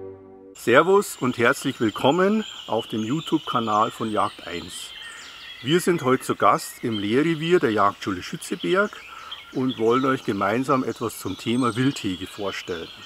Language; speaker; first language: German; native; German